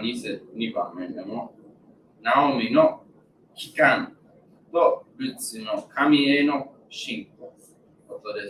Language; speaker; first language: Japanese; non-native, learner; English